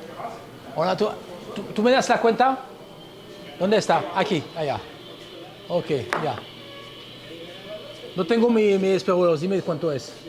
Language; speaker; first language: Spanish; non-native, learner; French